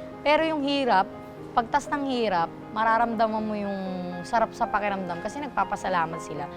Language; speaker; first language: Filipino; native; Filipino